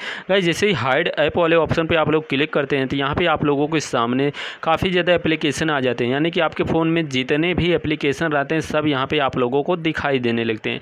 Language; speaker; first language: Hindi; native; Hindi